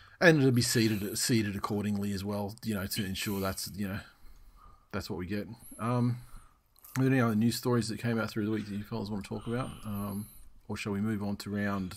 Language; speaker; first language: English; native; English